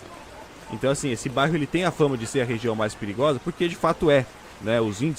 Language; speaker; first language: Portuguese; native; Portuguese